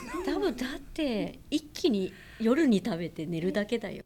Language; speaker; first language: Japanese; native; Japanese